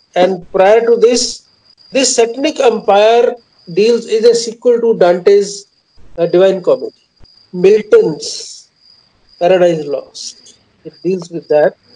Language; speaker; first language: English; non-native, local second language; Punjabi